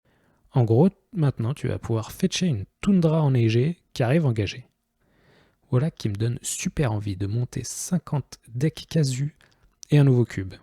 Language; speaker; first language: French; native; French